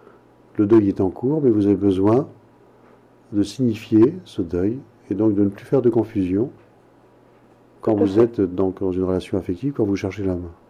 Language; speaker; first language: French; native; French